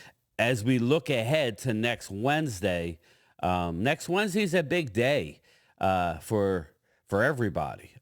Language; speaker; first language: English; native; English